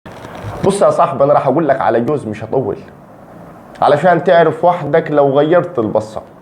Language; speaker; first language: Arabic; native; Arabic